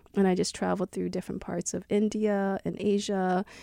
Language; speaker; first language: English; native; English